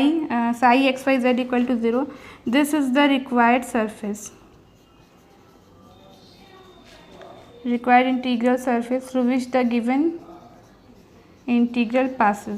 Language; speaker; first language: English; non-native, local second language; Hindi